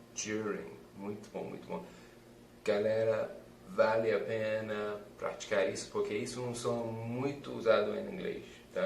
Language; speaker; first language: Portuguese; non-native, fluent; English